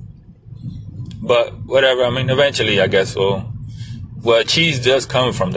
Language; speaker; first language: English; native; English